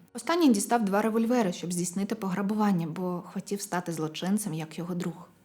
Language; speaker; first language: Ukrainian; non-native, local second language; Russian